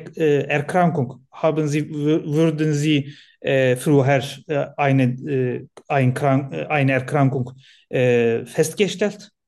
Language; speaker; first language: German; non-native, learner; Turkish